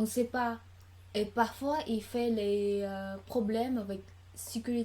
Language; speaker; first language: French; non-native, learner; Khmer